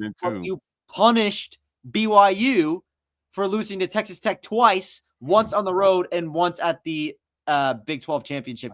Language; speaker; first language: English; native; English